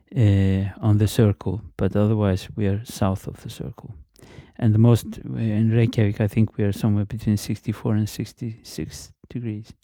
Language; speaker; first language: English; non-native, fluent; Icelandic